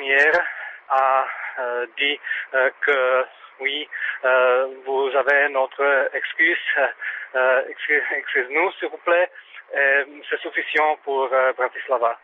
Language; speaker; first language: French; non-native, learner; Czech